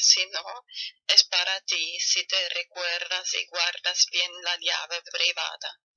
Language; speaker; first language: Spanish; non-native, fluent; German